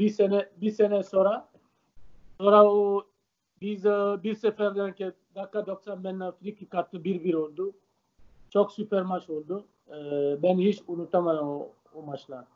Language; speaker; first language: Turkish; non-native, learner; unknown